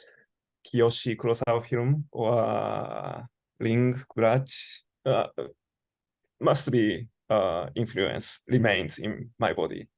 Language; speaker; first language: English; non-native, learner; Japanese